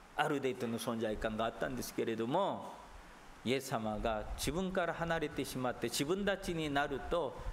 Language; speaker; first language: Japanese; non-native, fluent; Korean